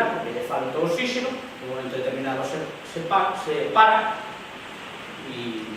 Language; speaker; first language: Spanish; non-native, local second language; Galician